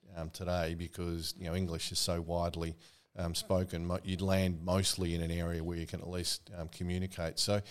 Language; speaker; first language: English; native; English